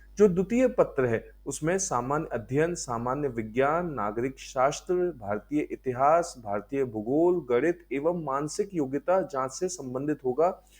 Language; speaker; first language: Hindi; native; Hindi